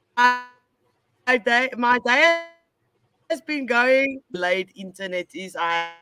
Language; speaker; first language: English; non-native, local second language; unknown